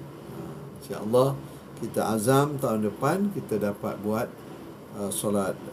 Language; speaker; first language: Malay; native; Malay